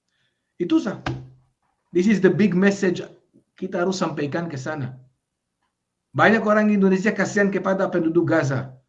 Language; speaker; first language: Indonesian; non-native, fluent; Hebrew